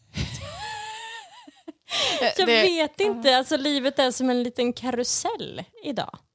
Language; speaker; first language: Swedish; native; Swedish